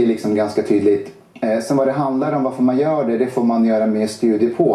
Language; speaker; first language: Swedish; early bilingual, other home language; Persian